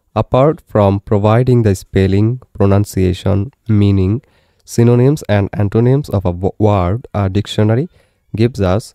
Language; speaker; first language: English; non-native, local second language; Bangla